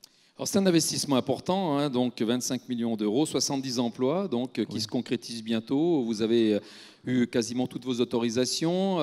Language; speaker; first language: French; native; French